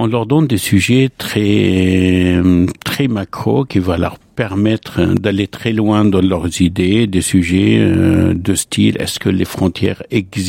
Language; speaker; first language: French; non-native, local second language; Arabic